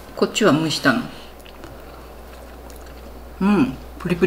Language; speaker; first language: Japanese; native; Japanese